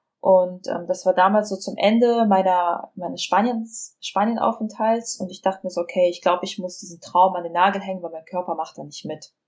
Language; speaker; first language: German; native; German